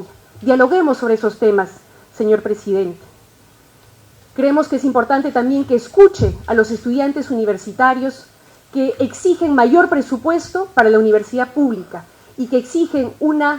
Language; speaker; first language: Spanish; native; Spanish